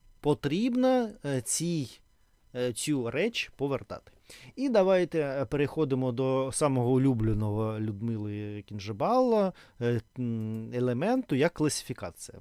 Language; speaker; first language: Ukrainian; non-native, learner; Russian